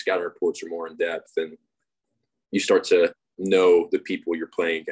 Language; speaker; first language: English; native; English